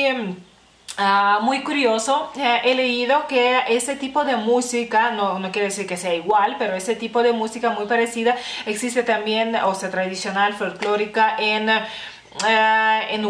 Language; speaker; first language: Spanish; non-native, fluent; Lithuanian